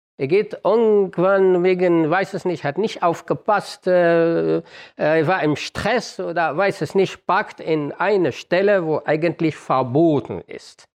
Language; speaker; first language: German; non-native, fluent; Arabic